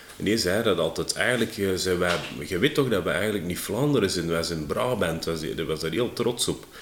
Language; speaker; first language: Dutch; native; Dutch